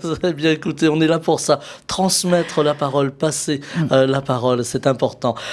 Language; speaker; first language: French; native; French